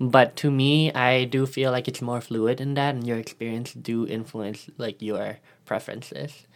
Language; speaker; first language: English; early bilingual, other home language; Thai